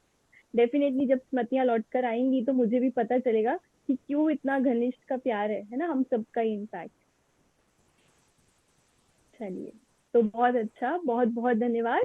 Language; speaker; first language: Hindi; native; Hindi